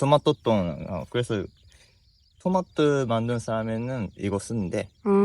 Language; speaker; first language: Korean; non-native, learner; Japanese